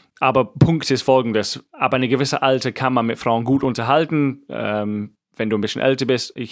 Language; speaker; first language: German; non-native, fluent; English